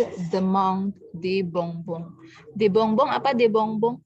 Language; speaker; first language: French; non-native, fluent; Indonesian